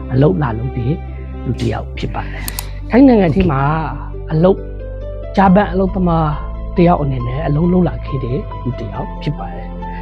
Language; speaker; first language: Burmese; native; Burmese